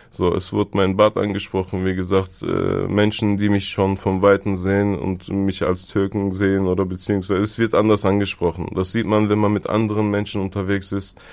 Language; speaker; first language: German; early bilingual, other home language; Turkish